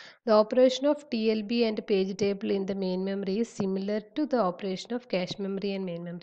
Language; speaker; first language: English; non-native, local second language; Malayalam